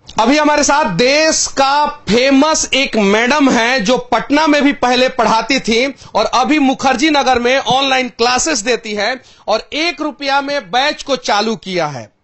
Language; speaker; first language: Hindi; native; Hindi